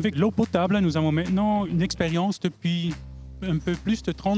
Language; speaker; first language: French; non-native, fluent; German